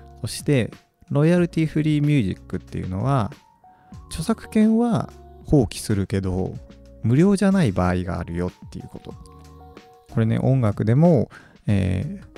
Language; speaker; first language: Japanese; native; Japanese